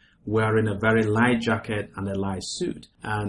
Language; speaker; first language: English; non-native, local second language; Igbo